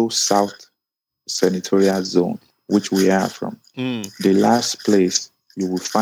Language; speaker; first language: English; non-native, local second language; Yoruba